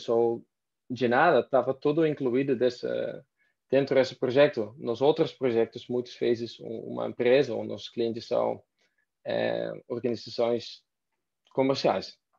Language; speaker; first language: Portuguese; non-native, fluent; Dutch